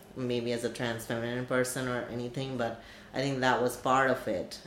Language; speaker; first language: English; non-native, local second language; Bangla